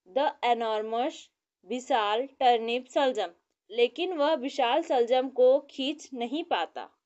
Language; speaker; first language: Hindi; native; Hindi